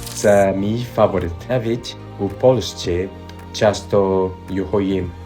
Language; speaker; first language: Ukrainian; non-native, fluent; Japanese